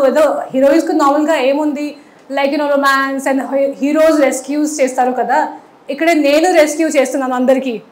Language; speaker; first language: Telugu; non-native, learner; Hindi